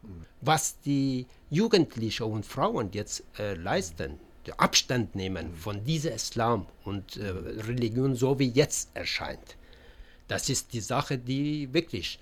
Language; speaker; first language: German; non-native, learner; Persian